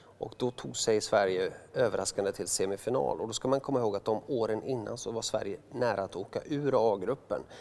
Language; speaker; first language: Swedish; early bilingual, other home language; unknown